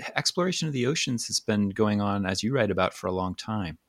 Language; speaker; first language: English; native; English